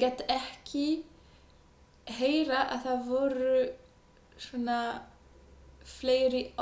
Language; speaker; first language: Icelandic; non-native, fluent; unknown